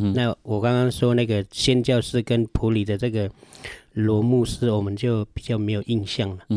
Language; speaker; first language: Chinese; non-native, local second language; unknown